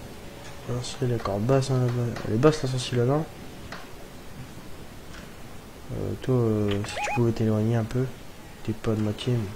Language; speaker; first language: French; native; French